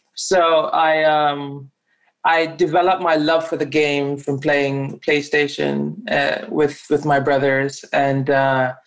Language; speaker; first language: English; non-native, local second language; Yoruba